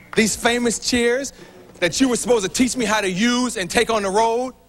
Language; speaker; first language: English; native; English